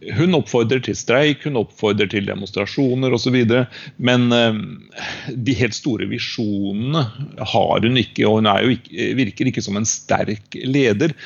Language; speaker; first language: Norwegian; native; Norwegian